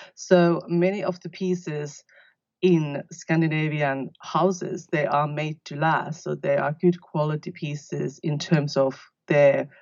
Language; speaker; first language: English; non-native, fluent; Finnish